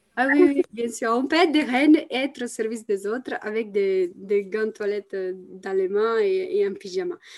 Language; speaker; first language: French; non-native, fluent; Italian